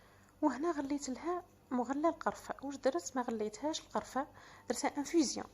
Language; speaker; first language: Arabic; native; Arabic